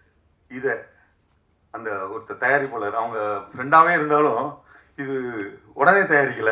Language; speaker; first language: Tamil; native; Tamil